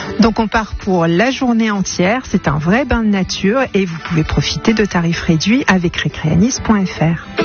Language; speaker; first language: French; native; French